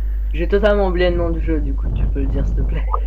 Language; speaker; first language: French; native; French